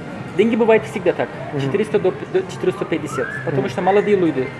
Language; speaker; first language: Russian; non-native, local second language; Turkish